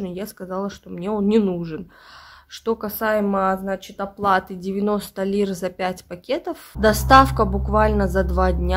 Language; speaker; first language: Russian; native; Russian